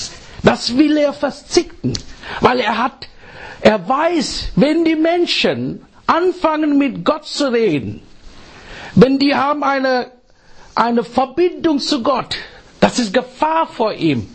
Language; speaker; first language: German; non-native, fluent; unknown